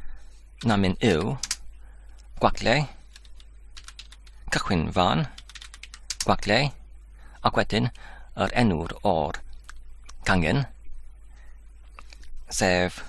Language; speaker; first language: Welsh; non-native, learner; Polish